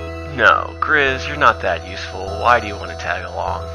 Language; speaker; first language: English; native; English